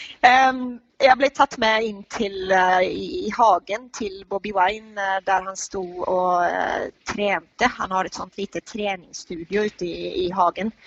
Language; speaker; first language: Norwegian; native; Norwegian